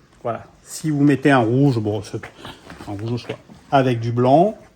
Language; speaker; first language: French; native; French